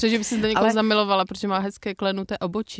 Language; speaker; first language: Czech; native; Czech